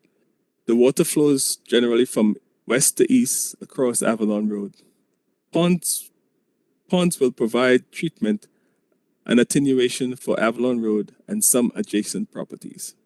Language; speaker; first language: English; native; English